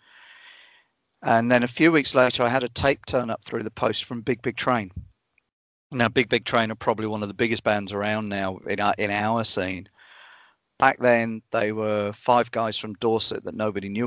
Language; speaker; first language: English; native; English